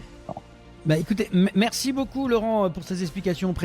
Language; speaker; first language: French; native; French